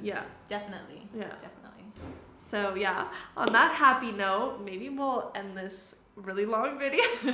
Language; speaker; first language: English; native; English